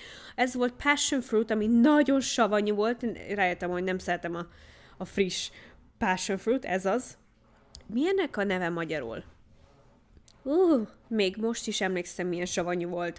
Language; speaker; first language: Hungarian; early bilingual, heritage; Hungarian